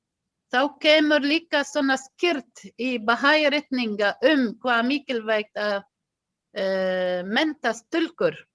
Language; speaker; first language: Icelandic; non-native, learner; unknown